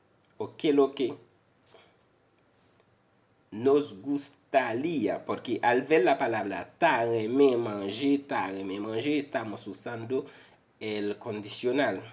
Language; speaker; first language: Spanish; non-native, fluent; Haitian Creole